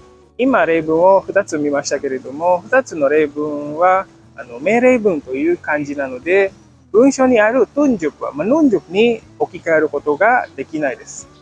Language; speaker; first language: Japanese; non-native, fluent; Indonesian